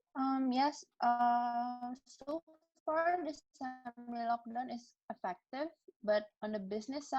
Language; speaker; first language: English; non-native, learner; Indonesian